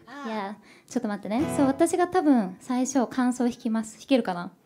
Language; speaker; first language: Japanese; native; Japanese